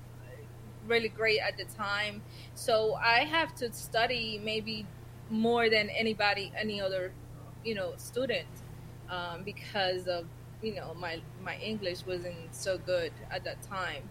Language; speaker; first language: English; non-native, fluent; Spanish